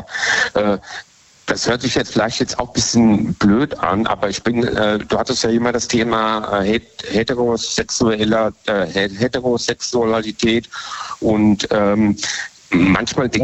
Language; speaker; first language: German; native; German